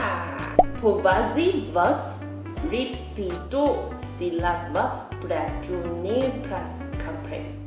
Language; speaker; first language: French; non-native, learner; Chinese